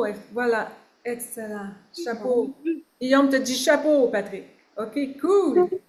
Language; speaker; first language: French; native; French